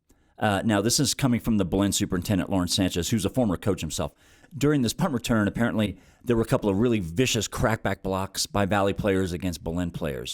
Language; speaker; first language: English; native; English